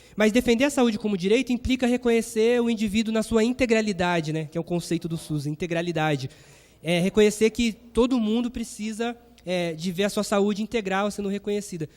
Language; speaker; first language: Portuguese; native; Portuguese